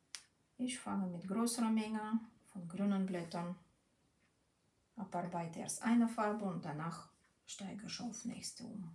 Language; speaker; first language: German; non-native, fluent; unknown